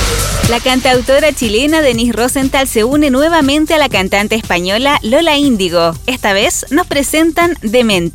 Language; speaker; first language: Spanish; native; Spanish